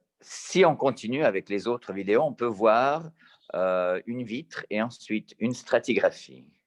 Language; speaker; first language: French; early bilingual, heritage; Italian